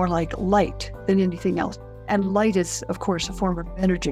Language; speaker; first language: English; native; English